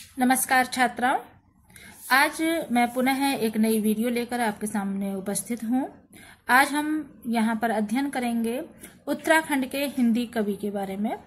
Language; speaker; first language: Hindi; native; Hindi